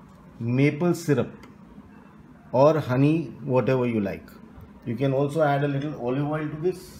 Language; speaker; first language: English; non-native, local second language; Hindi